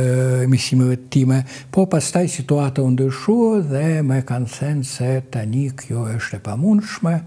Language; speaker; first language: Albanian; non-native, fluent; Russian